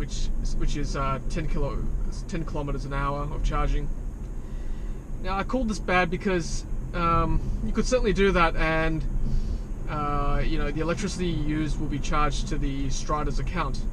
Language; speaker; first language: English; native; English